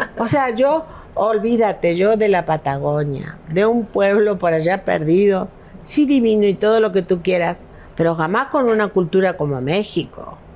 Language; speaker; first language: Spanish; native; Spanish